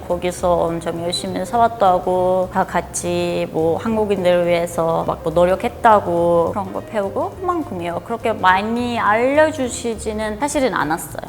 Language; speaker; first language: Korean; non-native, fluent; Turkish